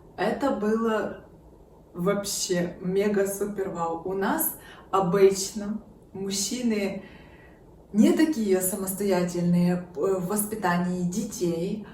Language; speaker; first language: Russian; native; Russian